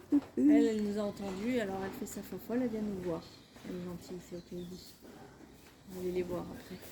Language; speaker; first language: French; native; French